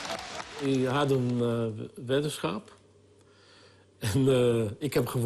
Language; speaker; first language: Dutch; non-native, fluent; Portuguese